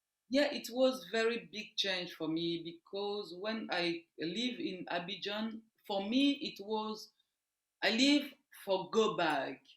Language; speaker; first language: English; non-native, learner; French